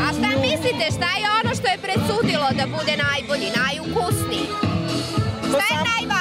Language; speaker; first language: Serbian; native; Serbian